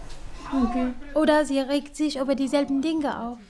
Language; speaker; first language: German; non-native, fluent; Kurdish